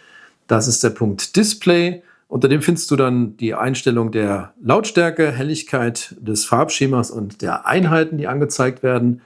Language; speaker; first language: German; native; German